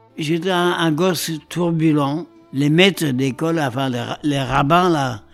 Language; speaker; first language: French; early bilingual, other home language; Polish